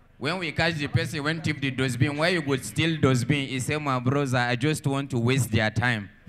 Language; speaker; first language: Nigerian Pidgin; non-native, local second language; Hausa